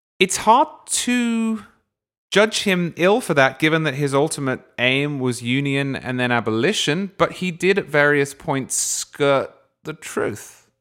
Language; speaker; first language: English; native; English